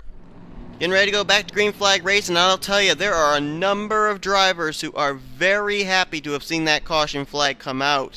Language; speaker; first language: English; native; English